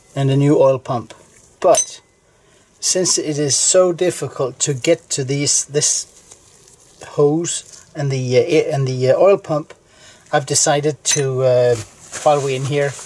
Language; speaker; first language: English; non-native, fluent; Danish